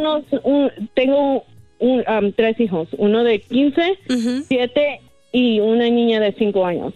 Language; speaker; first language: Spanish; early bilingual, heritage; Spanish